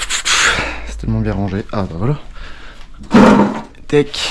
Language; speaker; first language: French; native; French